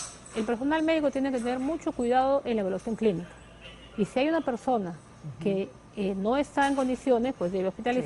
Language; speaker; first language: Spanish; native; Spanish